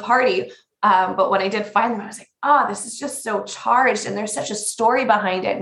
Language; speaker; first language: English; native; English